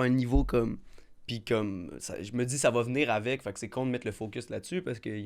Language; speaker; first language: French; native; French